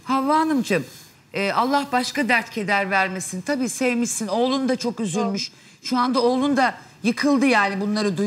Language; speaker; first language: Turkish; native; Turkish